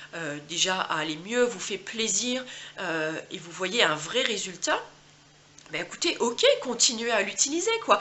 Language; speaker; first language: French; native; French